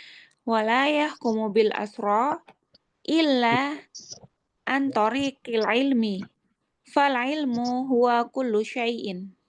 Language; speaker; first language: Arabic; non-native, learner; Indonesian